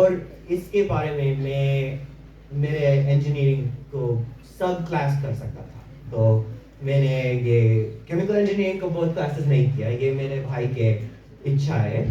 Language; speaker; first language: Hindi; early bilingual, heritage; English